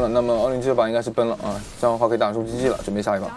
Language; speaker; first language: Chinese; native; Chinese